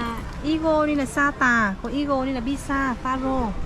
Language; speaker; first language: Korean; non-native, learner; Vietnamese